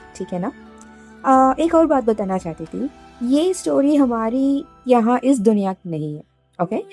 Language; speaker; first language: Hindi; non-native, local second language; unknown